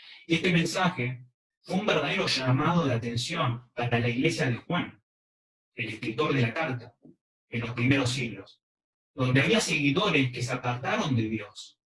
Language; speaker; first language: Spanish; early bilingual, other home language; Korean